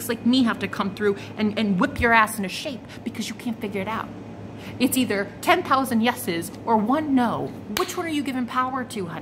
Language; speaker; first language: English; native; English